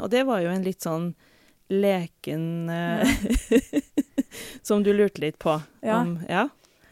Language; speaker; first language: Norwegian; native; Norwegian